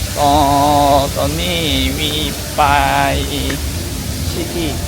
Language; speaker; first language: Thai; non-native, learner; Korean